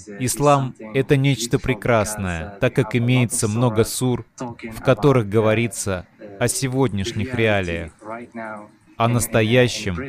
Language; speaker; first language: Russian; non-native, fluent; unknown